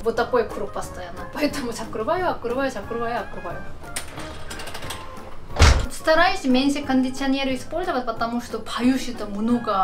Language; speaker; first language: Russian; non-native, fluent; Korean